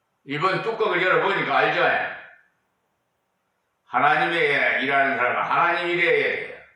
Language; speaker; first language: Korean; native; Korean